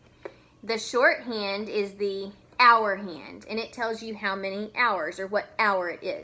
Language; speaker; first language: English; native; English